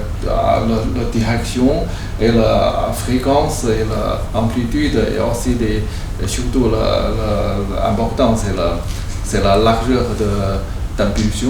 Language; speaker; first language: French; non-native, learner; Chinese